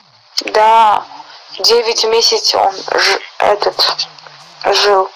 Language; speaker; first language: Russian; non-native, local second language; Uzbek